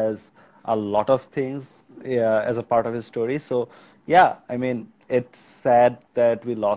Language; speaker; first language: English; non-native, local second language; Bangla